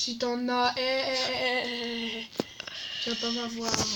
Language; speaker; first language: French; native; French